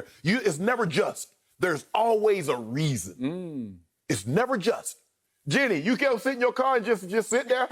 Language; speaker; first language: English; native; English